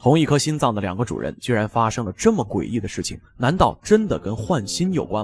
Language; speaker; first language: Chinese; native; Chinese